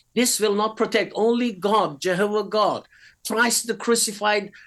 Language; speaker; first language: English; non-native, fluent; Persian